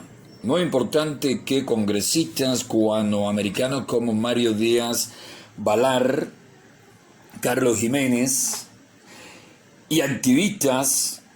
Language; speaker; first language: Spanish; native; Spanish